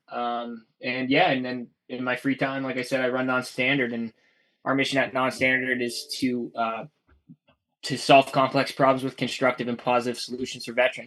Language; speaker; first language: English; native; English